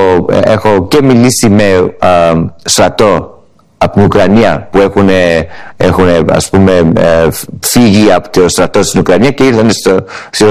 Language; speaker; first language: Greek; early bilingual, heritage; English